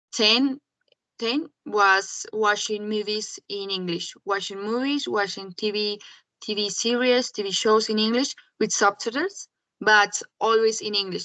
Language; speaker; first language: English; non-native, learner; Spanish